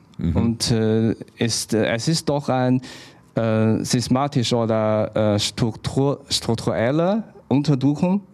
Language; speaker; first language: German; non-native, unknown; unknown